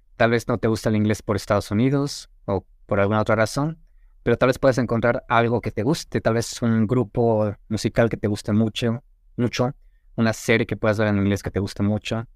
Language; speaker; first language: Spanish; native; Spanish